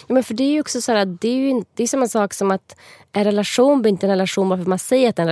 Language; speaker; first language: Swedish; native; Swedish